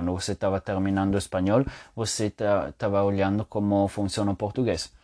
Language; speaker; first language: Portuguese; non-native, fluent; Italian